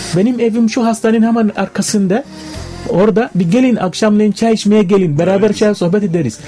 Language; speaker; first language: Turkish; non-native, fluent; Arabic